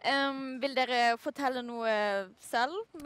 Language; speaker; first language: Norwegian; non-native, learner; Lithuanian